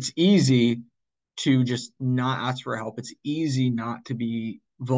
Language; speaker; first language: English; native; English